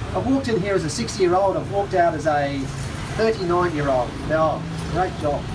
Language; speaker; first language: English; native; English